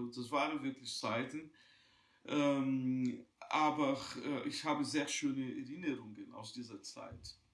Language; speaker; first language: German; non-native, fluent; Portuguese